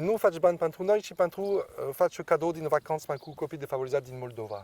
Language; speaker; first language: Romanian; non-native, learner; French